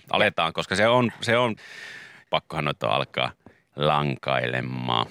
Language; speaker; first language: Finnish; native; Finnish